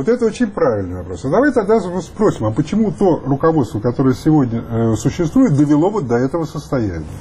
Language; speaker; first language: Russian; native; Russian